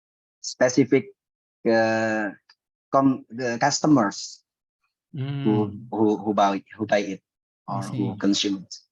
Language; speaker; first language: English; non-native, learner; Indonesian